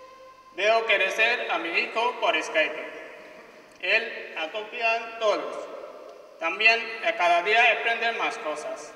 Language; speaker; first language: Spanish; non-native, learner; Bangla